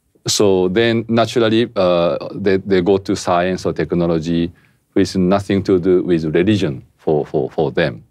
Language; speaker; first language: English; non-native, fluent; Japanese